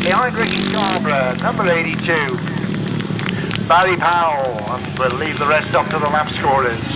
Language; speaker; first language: English; native; English